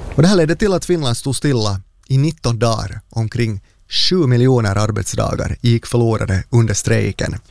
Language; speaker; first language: Swedish; native; Swedish